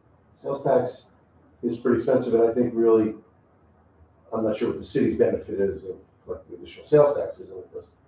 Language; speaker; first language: English; native; English